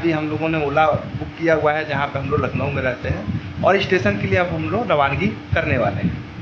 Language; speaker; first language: Hindi; native; Hindi